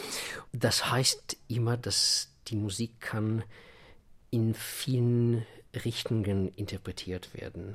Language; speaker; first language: German; non-native, fluent; Russian